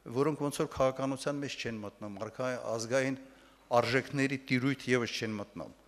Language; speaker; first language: Armenian; native; Armenian